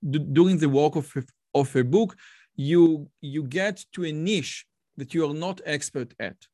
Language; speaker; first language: English; non-native, fluent; Hebrew